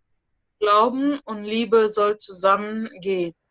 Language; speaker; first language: German; non-native, fluent; Indonesian